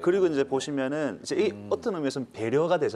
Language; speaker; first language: Korean; native; Korean